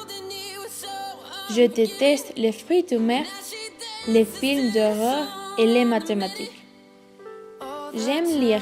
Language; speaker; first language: French; non-native, learner; Spanish